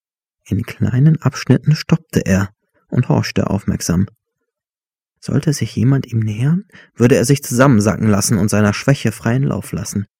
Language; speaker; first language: German; native; German